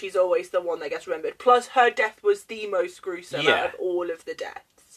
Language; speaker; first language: English; native; English